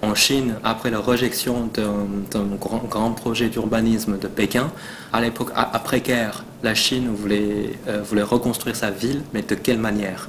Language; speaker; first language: French; non-native, fluent; Chinese